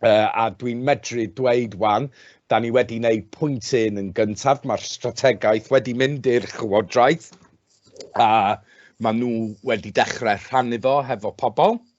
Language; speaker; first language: Welsh; non-native, local second language; English